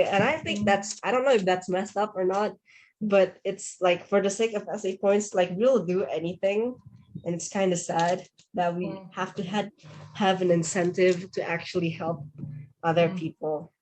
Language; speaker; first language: English; non-native, fluent; Indonesian